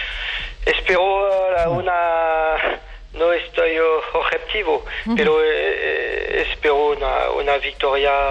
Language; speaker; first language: Spanish; non-native, fluent; French